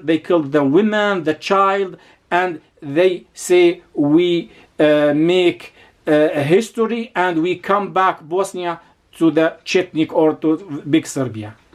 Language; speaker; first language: English; non-native, learner; Arabic